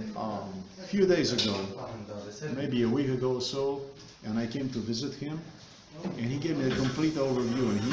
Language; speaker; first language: English; non-native, fluent; Slovenian